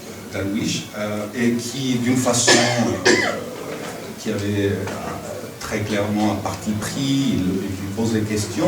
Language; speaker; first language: French; non-native, fluent; Spanish